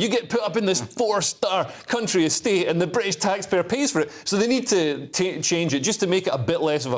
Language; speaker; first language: English; native; English